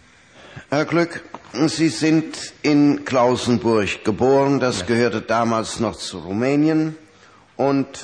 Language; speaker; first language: German; native; German